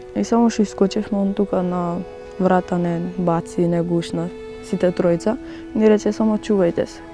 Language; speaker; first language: Macedonian; native; Macedonian